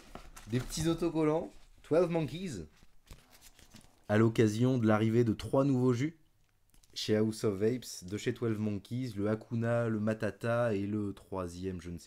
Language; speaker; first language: French; native; French